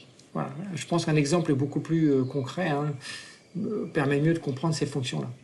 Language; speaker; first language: French; native; French